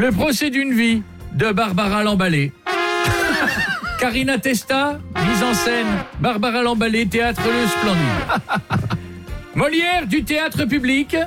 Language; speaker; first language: French; native; French